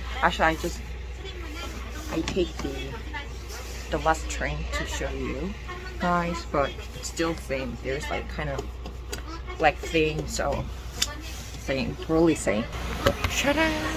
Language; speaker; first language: English; non-native, fluent; Korean